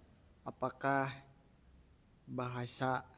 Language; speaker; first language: Indonesian; non-native, learner; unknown